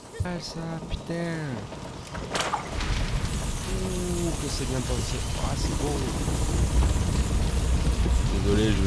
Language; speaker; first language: French; native; French